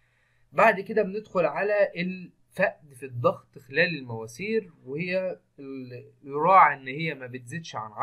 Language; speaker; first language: Arabic; native; Arabic